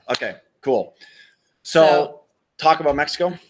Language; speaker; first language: English; native; English